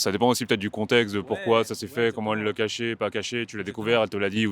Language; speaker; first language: French; native; French